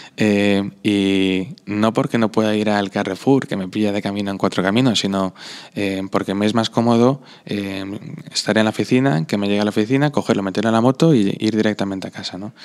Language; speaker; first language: Spanish; non-native, fluent; Slovak